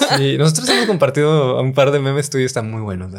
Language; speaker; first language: Spanish; native; Spanish